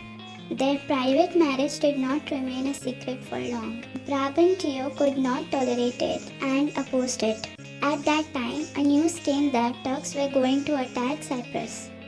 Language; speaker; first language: English; non-native, local second language; Hindi